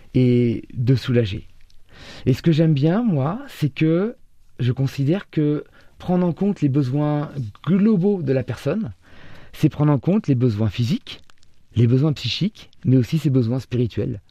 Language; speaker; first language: French; native; French